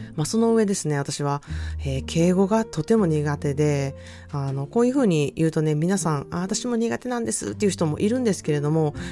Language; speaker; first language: Japanese; native; Japanese